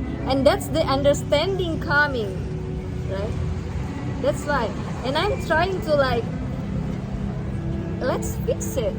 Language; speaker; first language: English; non-native, fluent; Indonesian